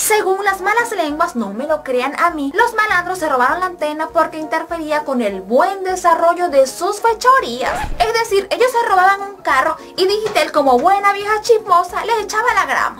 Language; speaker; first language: Spanish; native; Spanish